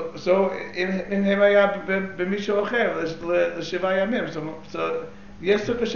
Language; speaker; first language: Hebrew; non-native, fluent; English